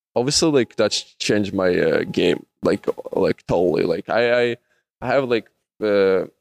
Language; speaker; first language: English; non-native, learner; Russian